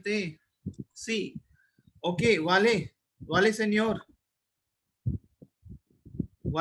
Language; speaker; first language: Spanish; non-native, learner; Hindi